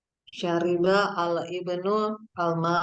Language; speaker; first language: Arabic; non-native, learner; Indonesian